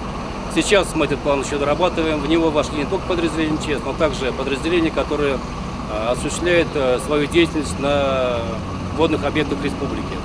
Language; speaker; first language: Russian; native; Russian